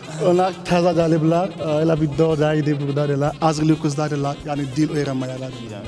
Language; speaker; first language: Azerbaijani; non-native, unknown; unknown